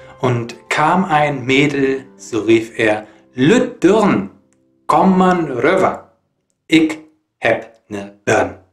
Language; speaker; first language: German; native; German